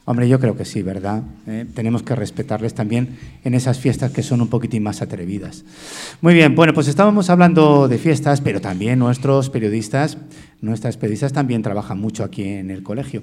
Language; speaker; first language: Spanish; native; Spanish